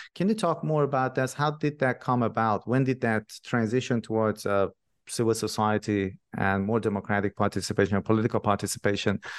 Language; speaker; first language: English; non-native, fluent; Persian